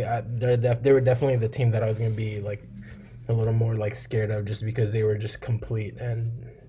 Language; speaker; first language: English; early bilingual, other home language; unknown